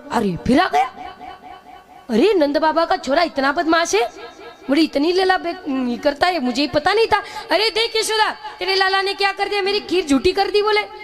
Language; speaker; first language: Hindi; non-native, local second language; Marathi